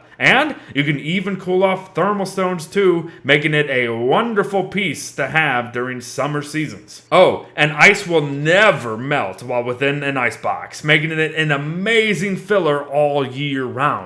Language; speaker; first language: English; native; English